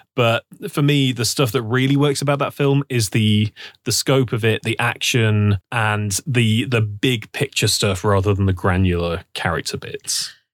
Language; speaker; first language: English; native; English